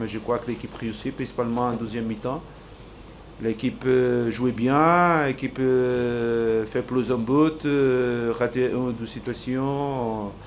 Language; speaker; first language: French; non-native, learner; Portuguese